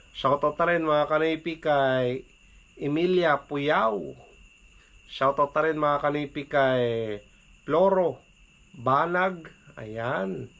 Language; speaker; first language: Filipino; native; Filipino